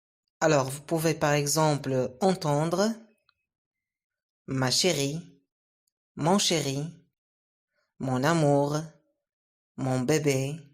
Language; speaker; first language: French; non-native, local second language; Arabic